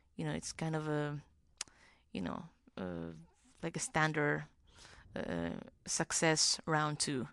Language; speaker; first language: English; non-native, fluent; Greek